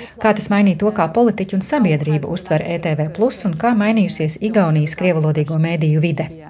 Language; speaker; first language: Latvian; native; Latvian